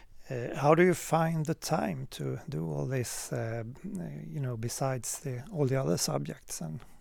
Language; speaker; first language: English; non-native, fluent; Swedish